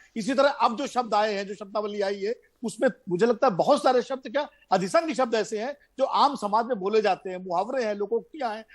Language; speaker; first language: Hindi; native; Hindi